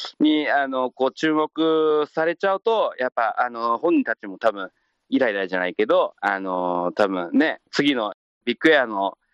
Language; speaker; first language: Japanese; non-native, fluent; Chinese